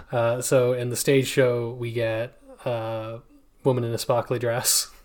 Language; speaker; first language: English; native; English